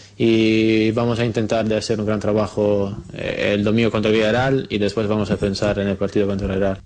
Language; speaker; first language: Spanish; non-native, fluent; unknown